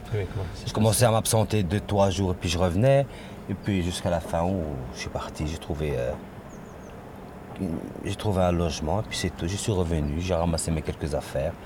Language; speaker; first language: French; native; French